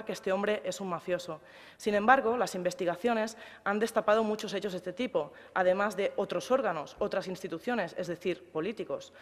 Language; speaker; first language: Spanish; non-native, local second language; Catalan